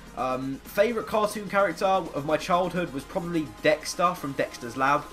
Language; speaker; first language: English; native; English